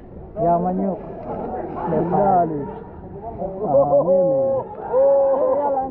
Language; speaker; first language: Arabic; non-native, learner; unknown